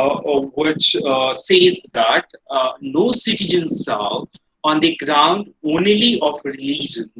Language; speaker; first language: English; non-native, local second language; Hindi